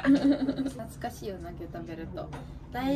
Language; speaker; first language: Japanese; non-native, fluent; Italian